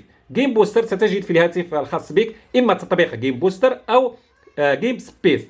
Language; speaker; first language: Arabic; native; Arabic